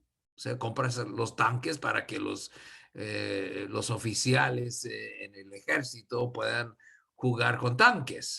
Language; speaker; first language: Spanish; non-native, fluent; English